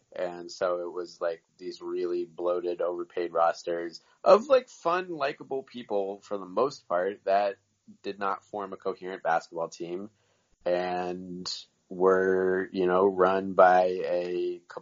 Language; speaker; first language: English; native; English